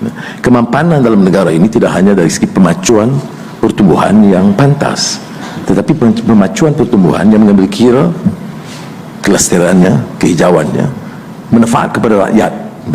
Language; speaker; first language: Malay; native; Malay